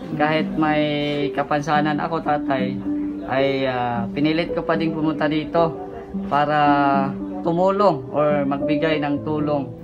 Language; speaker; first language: Filipino; non-native, local second language; Cebuano